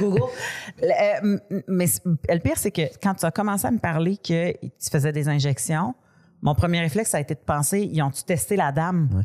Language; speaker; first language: French; native; French